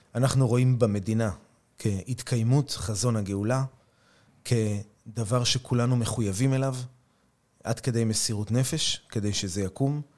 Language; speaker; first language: Hebrew; native; Hebrew